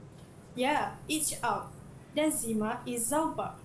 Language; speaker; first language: German; non-native, learner; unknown